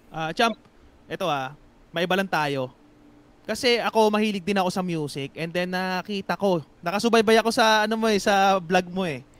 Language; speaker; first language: Filipino; native; Filipino